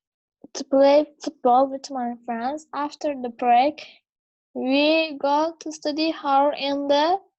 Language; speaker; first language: English; non-native, learner; Turkish